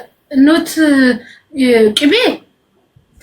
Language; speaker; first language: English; non-native, learner; Amharic